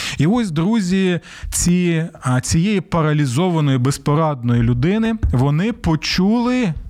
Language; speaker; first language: Ukrainian; native; Ukrainian